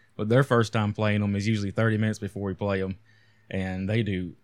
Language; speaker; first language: English; native; English